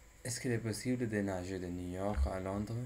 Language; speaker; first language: French; non-native, learner; English